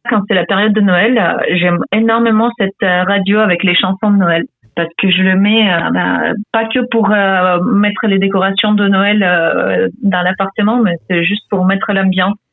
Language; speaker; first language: French; non-native, fluent; Ukrainian